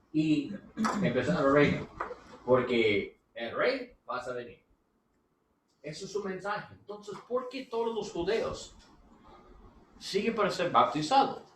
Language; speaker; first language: Spanish; non-native, learner; English